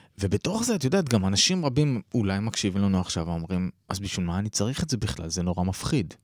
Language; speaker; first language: Hebrew; native; Hebrew